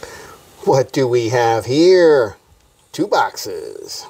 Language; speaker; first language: English; native; English